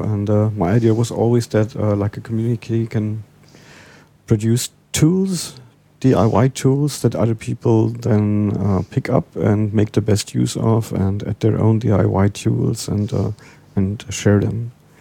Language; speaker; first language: English; non-native, fluent; German